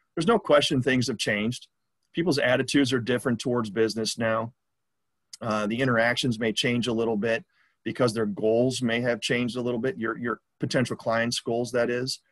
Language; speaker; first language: English; native; English